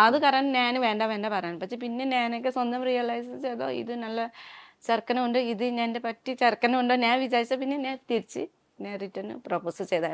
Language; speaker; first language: Malayalam; non-native, learner; Nepali